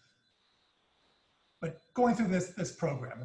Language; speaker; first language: English; native; English